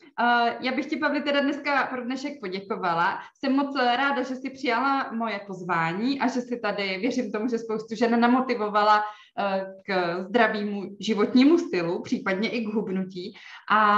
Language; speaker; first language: Czech; native; Czech